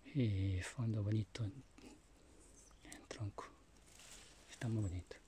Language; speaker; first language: Spanish; non-native, learner; Chinese